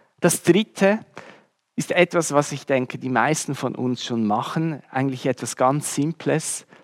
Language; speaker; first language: German; native; German